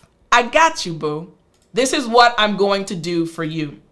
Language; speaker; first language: English; native; English